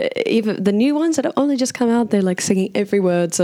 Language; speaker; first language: English; native; English